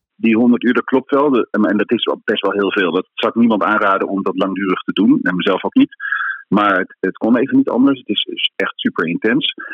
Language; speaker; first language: Dutch; native; Dutch